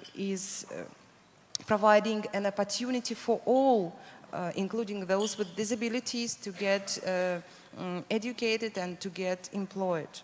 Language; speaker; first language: English; non-native, fluent; Russian